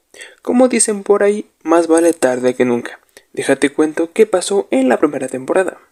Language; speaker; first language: Spanish; native; Spanish